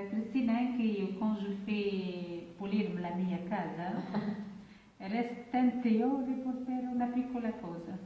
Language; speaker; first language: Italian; non-native, learner; Arabic